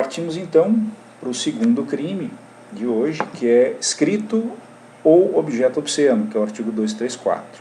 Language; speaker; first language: Portuguese; native; Portuguese